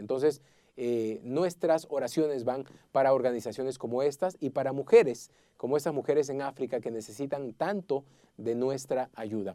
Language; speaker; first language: Spanish; native; Spanish